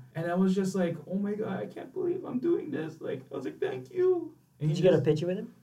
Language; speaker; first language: English; native; English